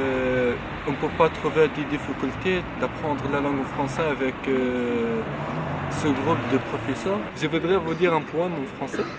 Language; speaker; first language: French; non-native, learner; Arabic